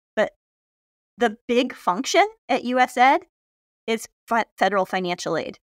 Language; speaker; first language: English; native; English